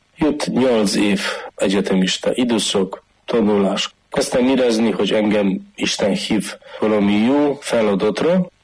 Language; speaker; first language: Hungarian; non-native, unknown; Polish